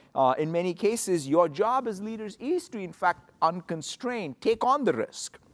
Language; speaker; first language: English; non-native, local second language; Telugu